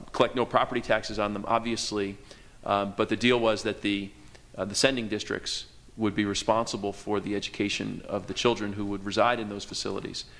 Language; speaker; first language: English; native; English